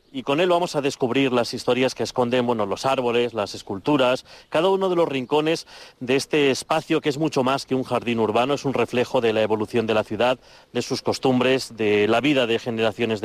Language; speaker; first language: Spanish; native; Spanish